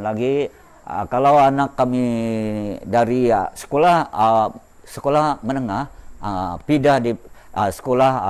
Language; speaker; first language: Indonesian; non-native, local second language; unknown